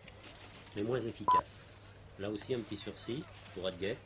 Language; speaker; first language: French; native; French